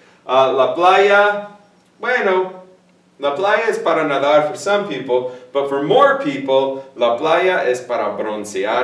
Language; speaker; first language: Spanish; non-native, fluent; English